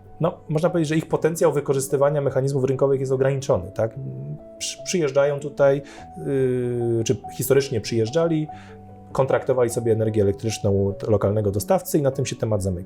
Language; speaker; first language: Polish; native; Polish